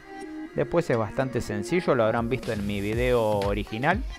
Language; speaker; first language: Spanish; native; Spanish